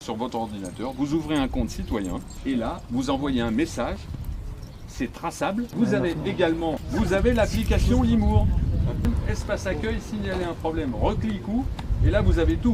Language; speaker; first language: French; native; French